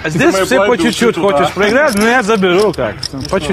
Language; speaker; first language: Russian; non-native, learner; Lithuanian